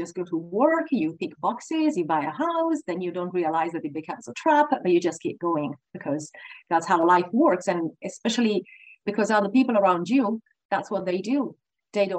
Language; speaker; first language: English; non-native, fluent; Italian